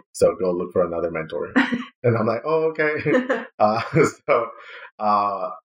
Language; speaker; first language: English; non-native, fluent; Spanish